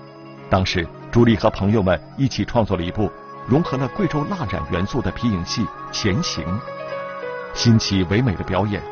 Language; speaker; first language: Chinese; native; Chinese